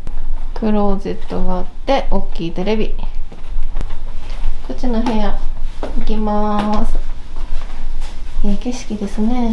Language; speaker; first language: Japanese; native; Japanese